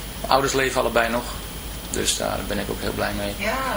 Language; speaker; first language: Dutch; native; Dutch